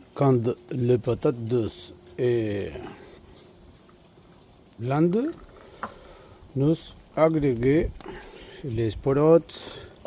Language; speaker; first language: French; non-native, learner; Spanish